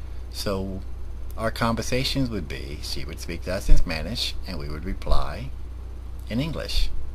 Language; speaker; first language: English; early bilingual, other home language; Spanish